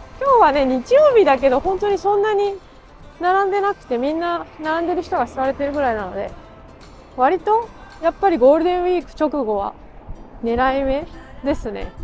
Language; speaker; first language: Japanese; native; Japanese